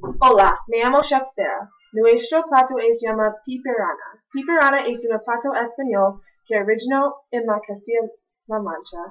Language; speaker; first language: Spanish; non-native, learner; English